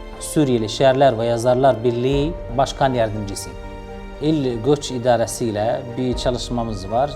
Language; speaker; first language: Turkish; non-native, fluent; Arabic